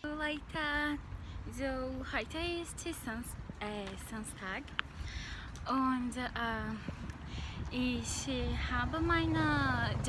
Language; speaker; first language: German; non-native, learner; Portuguese